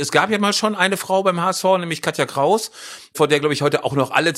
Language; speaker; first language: German; native; German